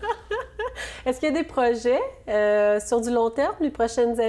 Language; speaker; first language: French; native; French